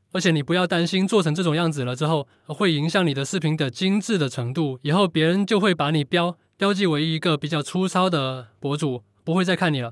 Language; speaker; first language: Chinese; native; Chinese